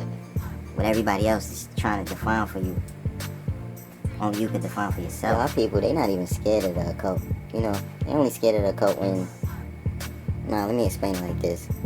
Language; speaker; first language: English; native; English